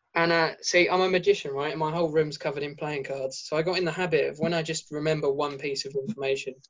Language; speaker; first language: English; native; English